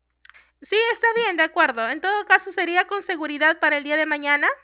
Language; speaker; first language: Spanish; native; Spanish